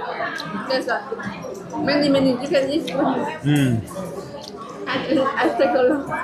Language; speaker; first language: English; non-native, learner; Vietnamese